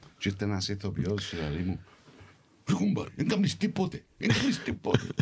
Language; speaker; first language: Greek; early bilingual, heritage; Greek